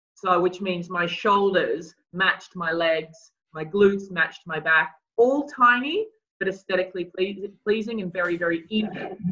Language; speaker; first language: English; native; English